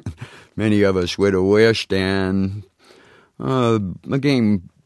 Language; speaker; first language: English; native; English